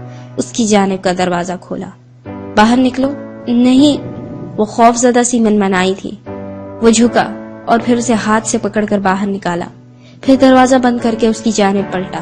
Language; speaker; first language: Urdu; native; Urdu